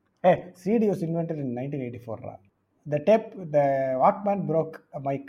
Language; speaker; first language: English; non-native, local second language; Tamil